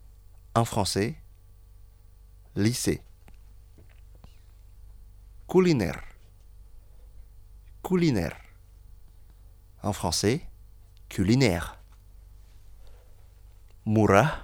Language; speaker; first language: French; non-native, fluent; Indonesian